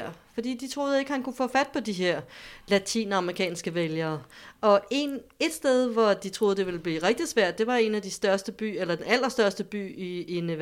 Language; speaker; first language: Danish; native; Danish